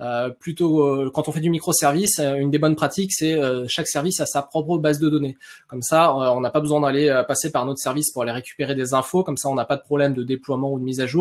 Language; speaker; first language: French; native; French